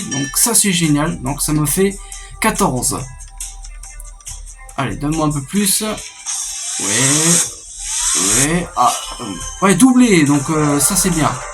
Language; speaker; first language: French; native; French